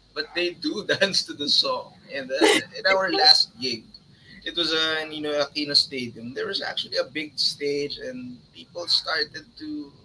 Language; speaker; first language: English; non-native, local second language; Filipino